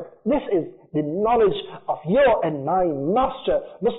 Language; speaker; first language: English; non-native, local second language; Urdu